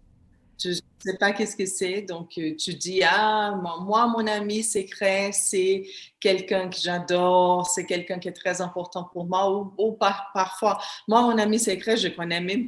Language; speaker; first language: French; non-native, fluent; Portuguese